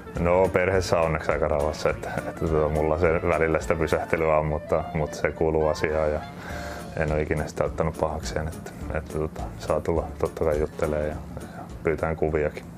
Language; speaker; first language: Finnish; native; Finnish